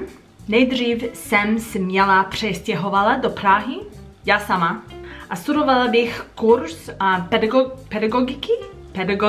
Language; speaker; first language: Czech; non-native, learner; English